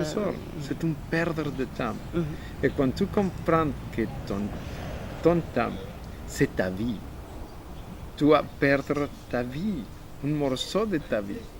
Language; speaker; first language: French; non-native, fluent; Spanish